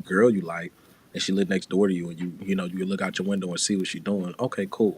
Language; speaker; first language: English; native; English